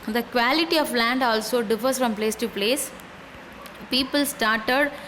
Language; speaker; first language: English; non-native, local second language; Tamil